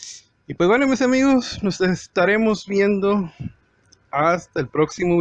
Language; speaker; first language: Spanish; native; Spanish